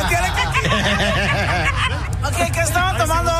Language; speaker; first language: Spanish; early bilingual, heritage; Spanish